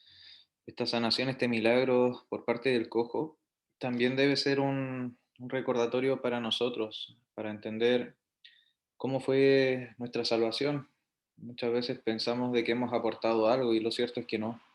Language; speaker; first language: Spanish; native; Spanish